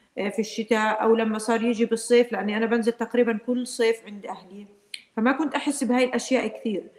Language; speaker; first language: Arabic; native; Arabic